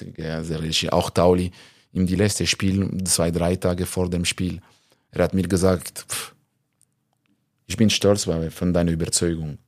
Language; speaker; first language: German; non-native, local second language; French